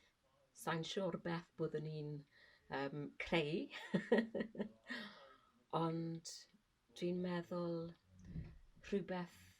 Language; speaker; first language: Welsh; non-native, learner; English